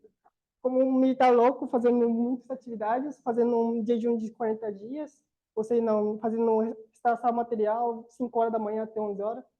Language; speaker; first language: Portuguese; non-native, learner; Korean